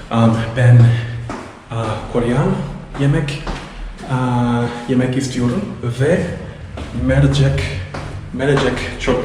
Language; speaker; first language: Turkish; non-native, learner; English